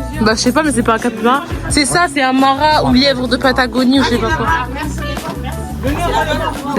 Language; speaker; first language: French; native; French